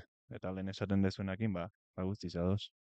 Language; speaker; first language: Basque; native; Basque